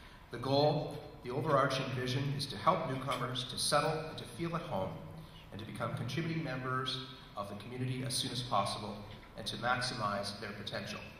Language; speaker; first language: English; native; English